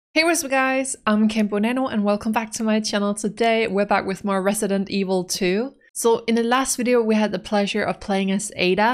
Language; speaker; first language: English; native; English